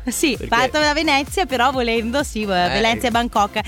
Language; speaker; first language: Italian; native; Italian